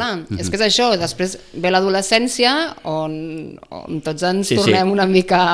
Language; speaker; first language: Catalan; native; Catalan